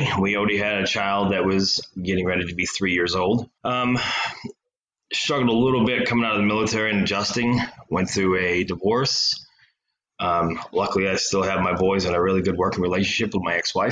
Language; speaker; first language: English; native; English